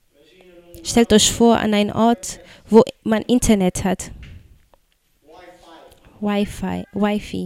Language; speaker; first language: German; non-native, fluent; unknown